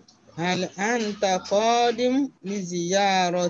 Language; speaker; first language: Arabic; non-native, learner; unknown